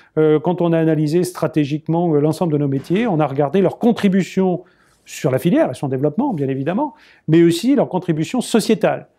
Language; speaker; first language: French; native; French